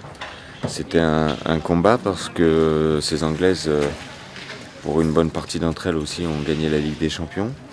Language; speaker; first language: French; native; French